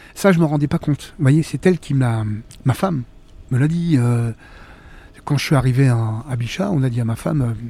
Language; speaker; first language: French; native; French